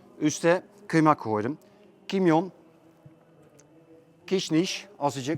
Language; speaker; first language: Turkish; non-native, fluent; Dutch